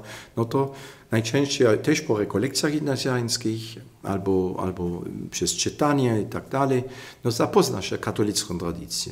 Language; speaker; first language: Polish; non-native, fluent; German